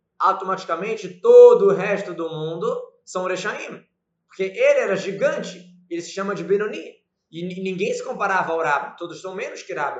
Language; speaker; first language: Portuguese; native; Portuguese